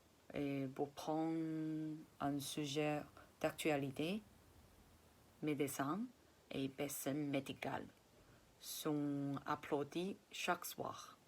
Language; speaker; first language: French; non-native, fluent; Chinese